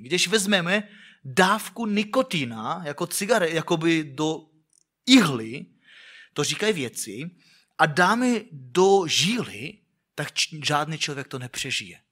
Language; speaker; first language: Czech; non-native, fluent; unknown